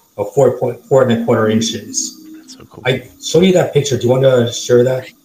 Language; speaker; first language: English; non-native, fluent; German